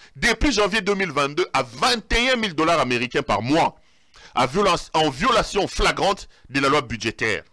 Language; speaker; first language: French; non-native, local second language; Lingala